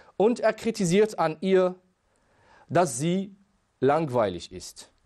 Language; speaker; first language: German; non-native, fluent; Arabic